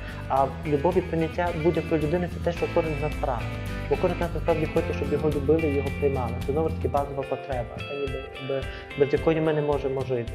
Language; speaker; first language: Ukrainian; native; Ukrainian